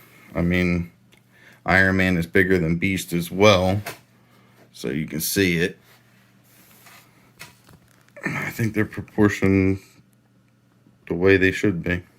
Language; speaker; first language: English; native; English